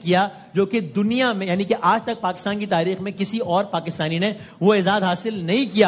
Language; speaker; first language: Urdu; native; Urdu